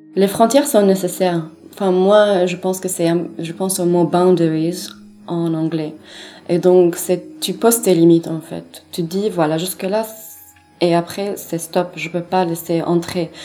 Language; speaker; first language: French; non-native, fluent; Arabic